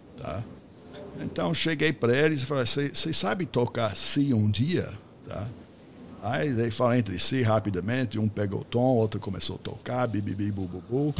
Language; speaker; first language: Portuguese; non-native, fluent; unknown